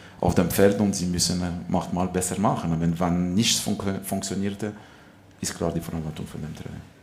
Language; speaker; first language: German; non-native, local second language; French